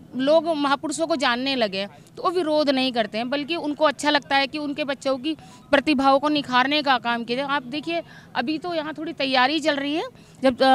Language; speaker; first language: Hindi; native; Hindi